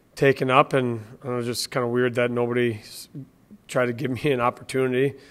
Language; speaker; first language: English; native; English